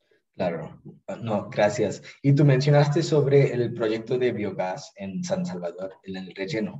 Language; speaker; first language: Spanish; non-native, fluent; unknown